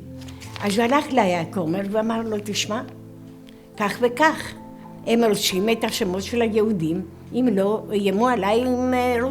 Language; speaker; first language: Hebrew; non-native, fluent; Greek